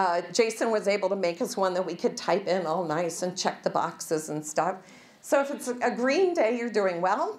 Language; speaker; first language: English; native; English